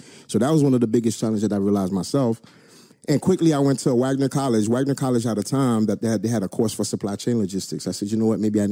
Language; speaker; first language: English; non-native, fluent; Haitian Creole